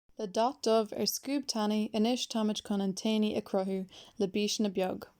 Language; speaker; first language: Irish; non-native, local second language; English